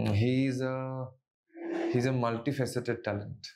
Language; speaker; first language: English; non-native, local second language; Assamese